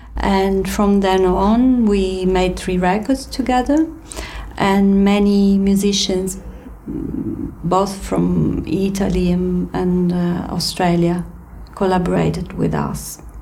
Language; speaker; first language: English; non-native, fluent; Italian